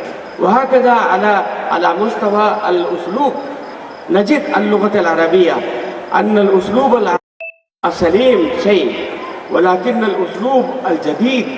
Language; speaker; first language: Arabic; non-native, fluent; Urdu